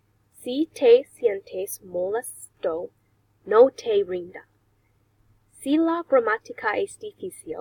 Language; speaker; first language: Spanish; non-native, learner; English